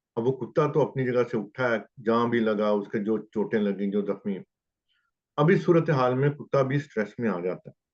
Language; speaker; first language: Urdu; native; Urdu